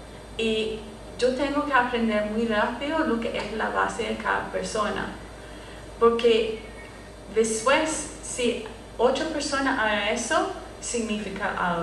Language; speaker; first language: Spanish; non-native, fluent; English